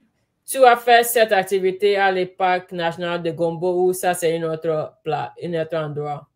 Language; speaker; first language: French; non-native, learner; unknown